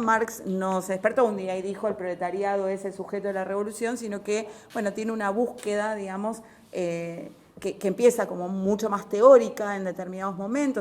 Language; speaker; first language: Spanish; native; Spanish